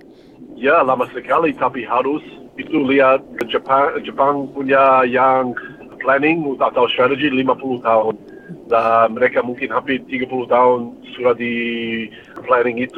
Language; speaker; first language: Indonesian; non-native, fluent; English